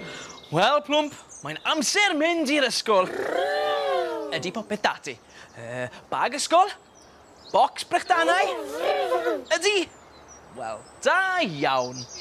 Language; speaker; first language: Welsh; native; Welsh